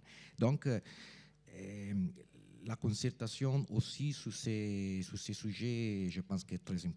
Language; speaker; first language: French; non-native, fluent; Italian